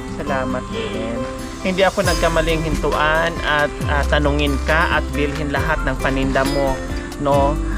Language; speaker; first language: Filipino; native; Filipino